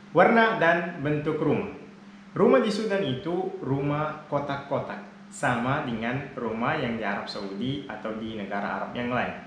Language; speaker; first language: Indonesian; non-native, fluent; Arabic